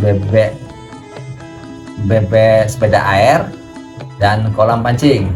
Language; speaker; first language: Indonesian; non-native, local second language; Javanese